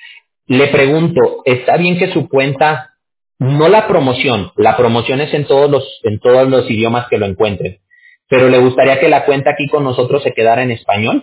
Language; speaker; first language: Spanish; native; Spanish